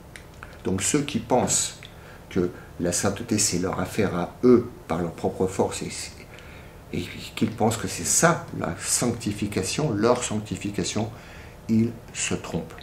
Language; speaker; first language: French; native; French